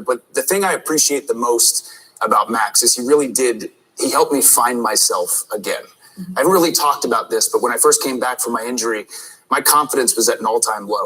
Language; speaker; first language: English; native; English